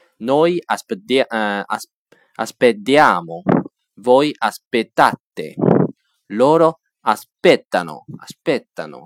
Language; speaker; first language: Italian; non-native, fluent; Chinese